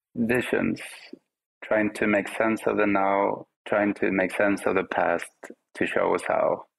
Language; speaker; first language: English; non-native, fluent; Swedish